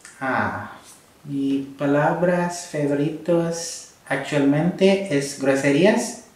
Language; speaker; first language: Spanish; non-native, learner; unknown